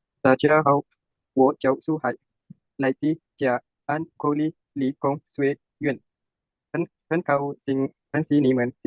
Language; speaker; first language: Chinese; non-native, learner; Indonesian